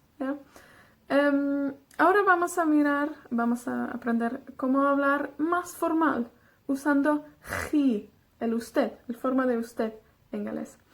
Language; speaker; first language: Spanish; non-native, fluent; Welsh